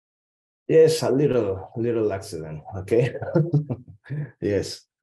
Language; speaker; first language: English; non-native, learner; Spanish